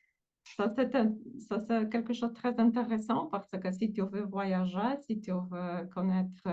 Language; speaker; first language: French; non-native, fluent; Polish